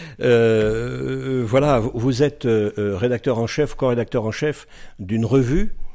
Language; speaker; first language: French; native; French